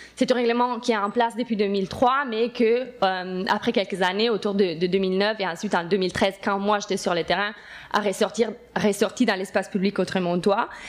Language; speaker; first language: French; non-native, fluent; Italian